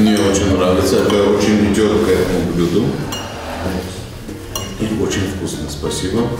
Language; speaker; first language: Russian; non-native, learner; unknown